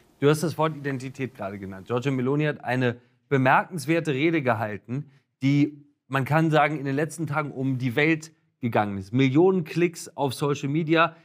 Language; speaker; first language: German; native; German